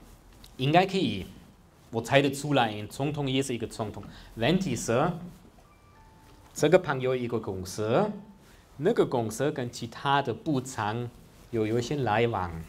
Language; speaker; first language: Chinese; non-native, fluent; German